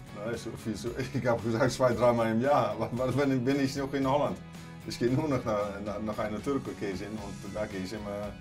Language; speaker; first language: German; non-native, learner; Dutch